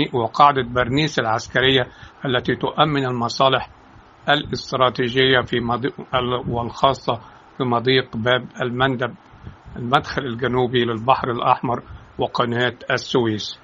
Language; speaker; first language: Arabic; native; Arabic